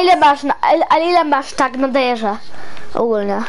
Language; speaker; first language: Polish; early bilingual, heritage; Polish